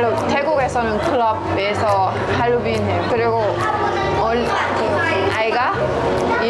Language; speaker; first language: Korean; non-native, learner; Thai